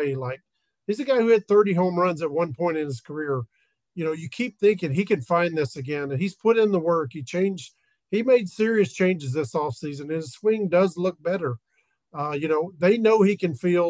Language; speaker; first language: English; native; English